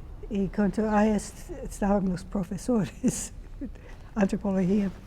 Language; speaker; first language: Spanish; non-native, fluent; English